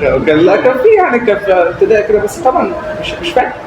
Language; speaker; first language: Arabic; native; Arabic